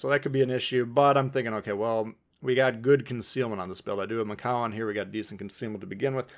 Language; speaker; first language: English; native; English